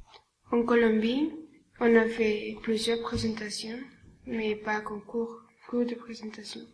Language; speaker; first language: French; non-native, learner; Spanish